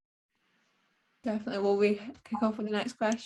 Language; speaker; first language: English; native; English